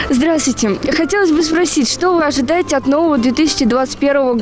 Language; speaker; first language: Russian; native; Russian